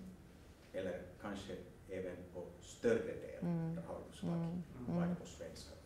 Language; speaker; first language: Swedish; non-native, local second language; Finnish